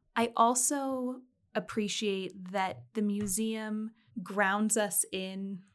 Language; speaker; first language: English; native; English